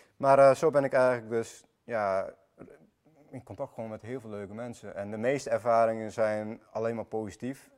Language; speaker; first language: Dutch; early bilingual, other home language; Armenian